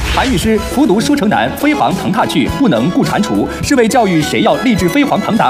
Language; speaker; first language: Chinese; native; Chinese